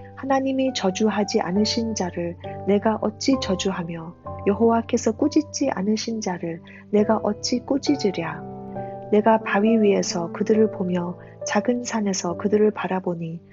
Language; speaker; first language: Korean; native; Korean